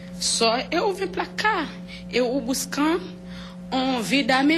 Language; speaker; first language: Portuguese; non-native, learner; Haitian Creole